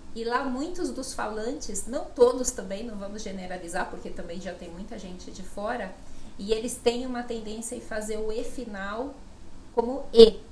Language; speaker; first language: Portuguese; native; Portuguese